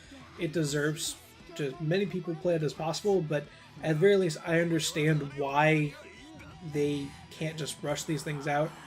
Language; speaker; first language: English; native; English